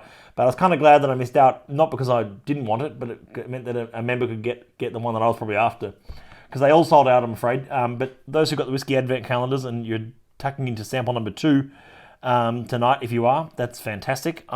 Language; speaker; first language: English; native; English